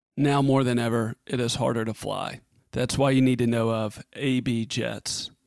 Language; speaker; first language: English; native; English